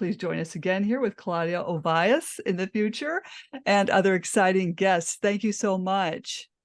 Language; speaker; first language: English; native; English